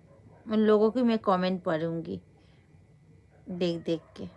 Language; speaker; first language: Hindi; non-native, local second language; Bangla